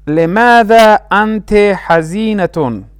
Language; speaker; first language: Arabic; non-native, fluent; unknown